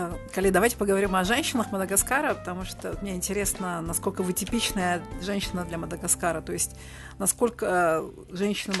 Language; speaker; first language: Russian; native; Russian